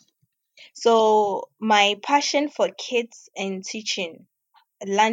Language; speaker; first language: English; non-native, local second language; Ewe